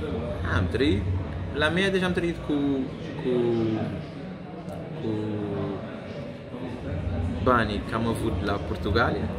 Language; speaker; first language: Romanian; non-native, learner; Kabuverdianu